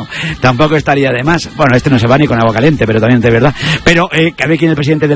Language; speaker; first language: Spanish; native; Spanish